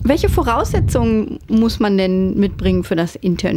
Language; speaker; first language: German; native; German